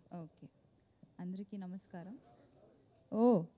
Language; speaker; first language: Telugu; non-native, learner; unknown